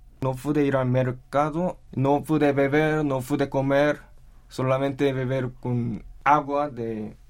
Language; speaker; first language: Spanish; non-native, learner; Korean